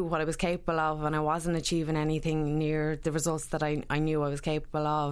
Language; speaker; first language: English; native; English